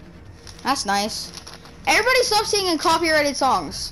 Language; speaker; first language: English; native; English